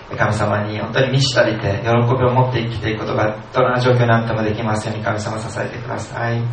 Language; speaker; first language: Japanese; native; Japanese